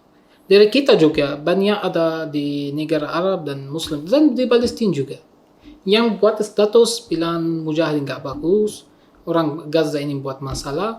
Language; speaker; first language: Indonesian; non-native, learner; Arabic